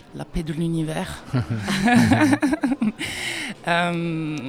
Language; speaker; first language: French; native; French